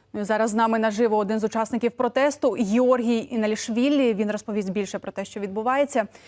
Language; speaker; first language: Ukrainian; native; Ukrainian